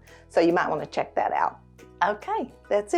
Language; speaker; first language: English; native; English